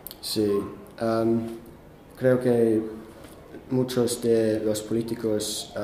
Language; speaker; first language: Spanish; non-native, fluent; English